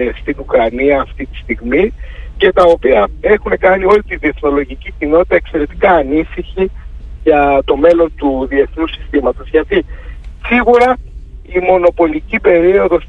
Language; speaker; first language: Greek; native; Greek